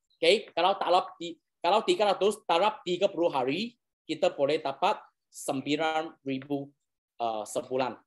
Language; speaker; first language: Malay; non-native, local second language; Chinese